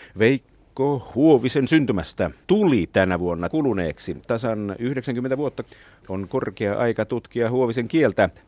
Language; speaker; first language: Finnish; native; Finnish